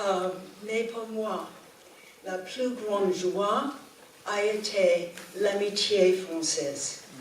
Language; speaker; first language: French; non-native, learner; English